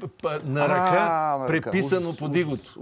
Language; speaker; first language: Bulgarian; native; Bulgarian